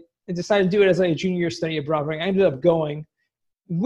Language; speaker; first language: English; native; English